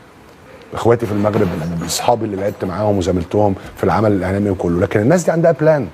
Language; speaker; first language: Arabic; native; Arabic